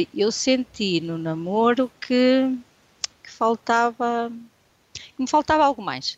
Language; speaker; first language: Portuguese; native; Portuguese